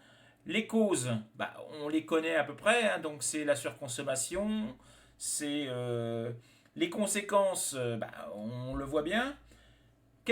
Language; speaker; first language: French; native; French